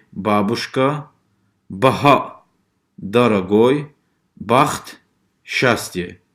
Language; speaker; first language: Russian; non-native, local second language; Lezghian